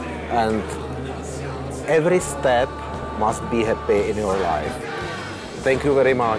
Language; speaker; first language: English; non-native, learner; Czech